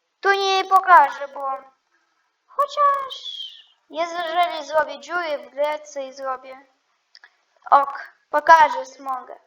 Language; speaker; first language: Polish; non-native, learner; Ukrainian